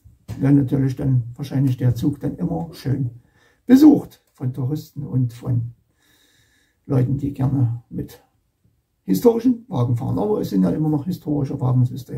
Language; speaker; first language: German; native; German